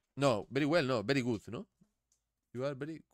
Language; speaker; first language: English; non-native, learner; Spanish